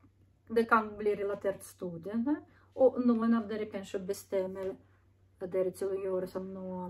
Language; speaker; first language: Norwegian; non-native, learner; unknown